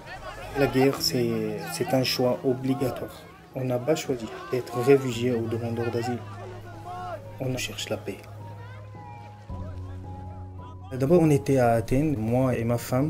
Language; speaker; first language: French; non-native, fluent; Arabic